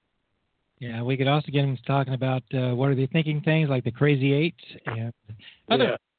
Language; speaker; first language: English; native; English